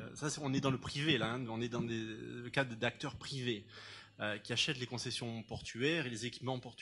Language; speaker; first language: French; native; French